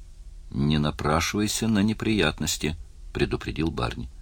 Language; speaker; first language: Russian; native; Russian